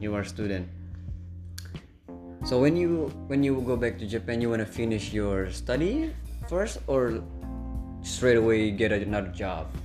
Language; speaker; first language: English; non-native, fluent; Indonesian